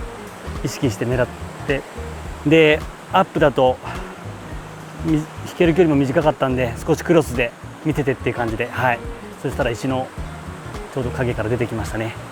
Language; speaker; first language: Japanese; native; Japanese